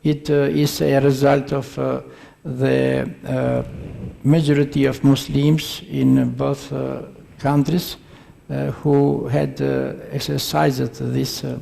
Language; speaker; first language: English; non-native, fluent; Albanian